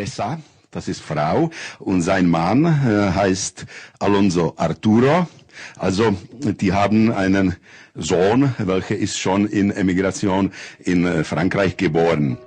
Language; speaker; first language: German; non-native, learner; Czech